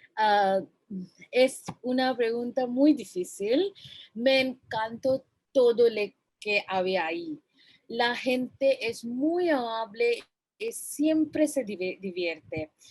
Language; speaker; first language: Spanish; non-native, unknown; Bangla